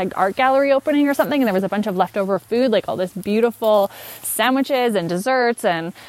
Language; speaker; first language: English; native; English